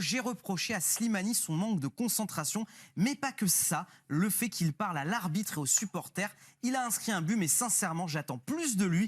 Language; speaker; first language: French; native; French